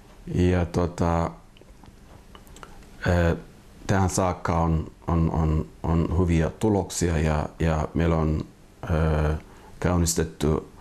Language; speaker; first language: Finnish; non-native, fluent; Somali